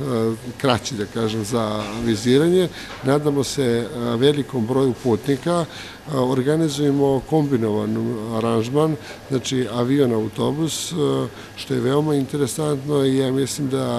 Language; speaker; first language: Croatian; native; Croatian